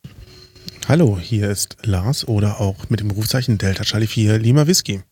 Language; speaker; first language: German; native; German